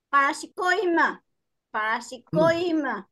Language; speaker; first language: Turkish; non-native, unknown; Albanian